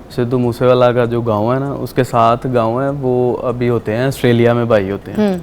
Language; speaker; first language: Urdu; non-native, local second language; Punjabi